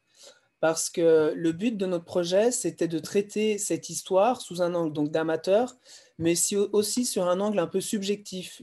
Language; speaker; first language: French; native; French